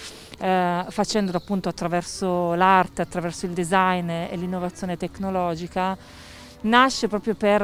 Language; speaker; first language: Italian; native; Italian